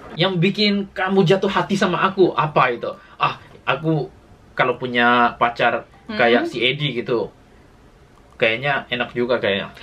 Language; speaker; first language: Indonesian; native; Indonesian